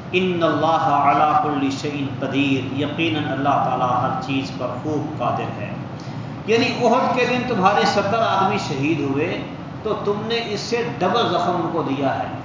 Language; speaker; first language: Urdu; non-native, local second language; Punjabi